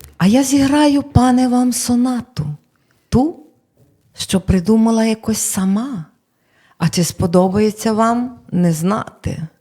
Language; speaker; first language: Ukrainian; native; Ukrainian